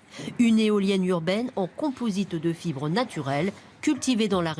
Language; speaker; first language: French; native; French